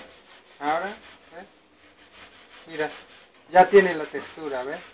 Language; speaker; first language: Spanish; non-native, fluent; Persian